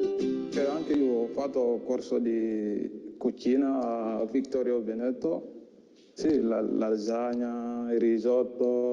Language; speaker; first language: Italian; non-native, learner; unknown